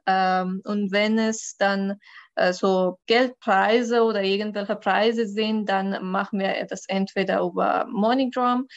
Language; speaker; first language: German; non-native, learner; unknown